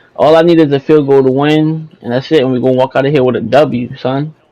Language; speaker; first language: English; native; English